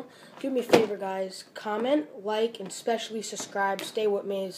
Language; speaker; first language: English; native; English